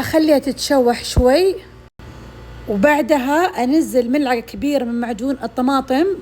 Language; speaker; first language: Arabic; native; Arabic